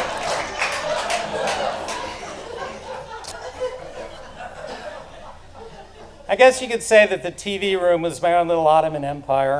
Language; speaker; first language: English; native; English